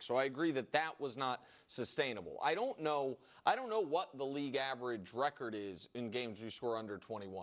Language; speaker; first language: English; native; English